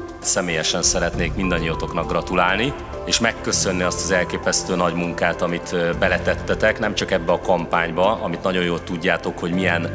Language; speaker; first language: Hungarian; native; Hungarian